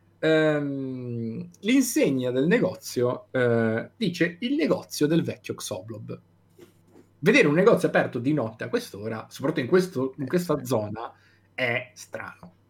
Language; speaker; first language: Italian; native; Italian